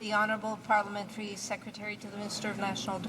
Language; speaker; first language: English; native; English